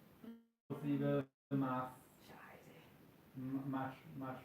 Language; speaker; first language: Portuguese; non-native, learner; German